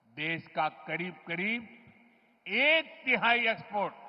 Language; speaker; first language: Hindi; non-native, local second language; Gujarati